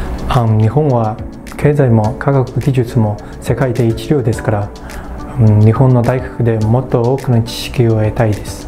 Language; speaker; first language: Japanese; non-native, fluent; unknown